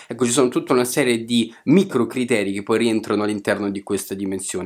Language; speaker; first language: Italian; native; Italian